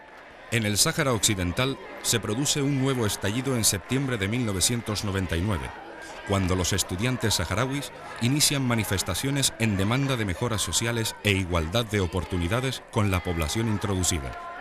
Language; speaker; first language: Spanish; native; Spanish